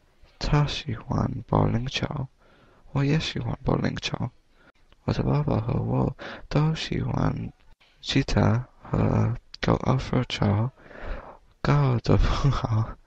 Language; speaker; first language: Chinese; non-native, learner; English